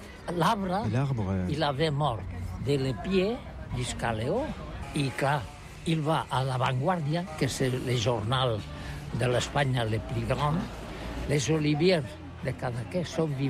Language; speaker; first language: French; non-native, learner; Catalan